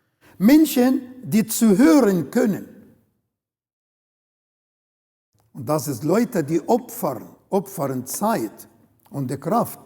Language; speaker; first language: German; non-native, learner; Arabic